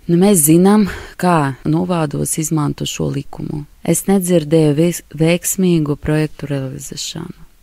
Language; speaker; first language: Latvian; non-native, local second language; Russian